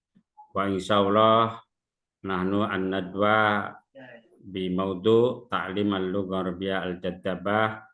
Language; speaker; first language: Arabic; non-native, learner; Indonesian